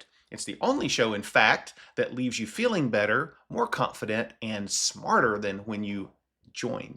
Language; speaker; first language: English; native; English